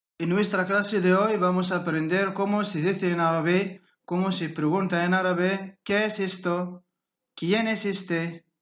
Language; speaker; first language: Spanish; non-native, fluent; Arabic